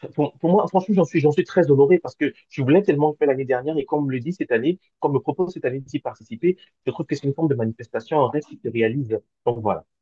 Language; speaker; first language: French; native; French